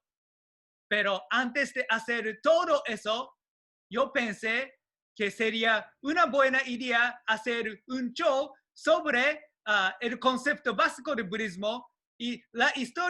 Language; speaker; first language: Spanish; non-native, learner; Japanese